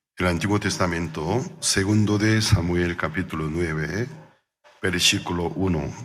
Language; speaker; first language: Spanish; non-native, fluent; Korean